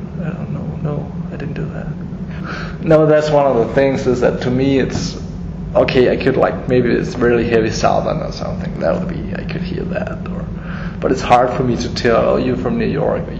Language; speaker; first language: English; non-native, fluent; Danish